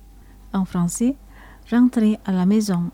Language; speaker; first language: French; non-native, fluent; Indonesian